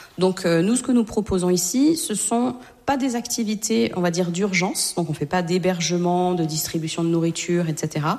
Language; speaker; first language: French; native; French